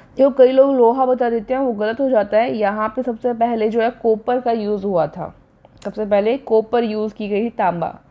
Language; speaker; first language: Hindi; native; Hindi